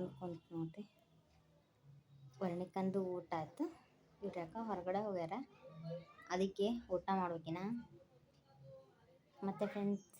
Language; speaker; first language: Kannada; native; Kannada